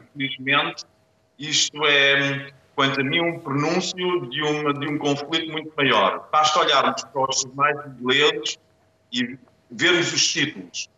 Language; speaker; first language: Portuguese; non-native, fluent; German